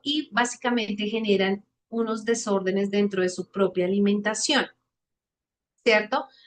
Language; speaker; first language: Spanish; native; Spanish